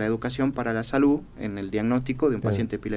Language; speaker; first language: Spanish; native; Spanish